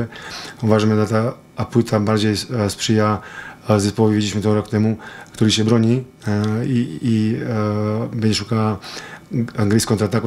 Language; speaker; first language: Polish; non-native, fluent; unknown